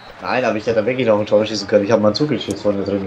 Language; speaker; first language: German; native; German